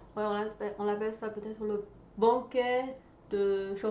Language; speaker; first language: French; non-native, fluent; Chinese